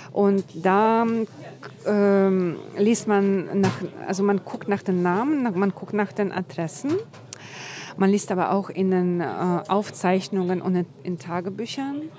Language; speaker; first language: German; non-native, fluent; Ukrainian